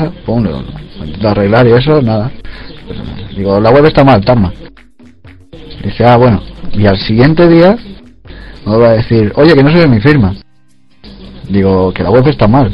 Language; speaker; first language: Spanish; native; Spanish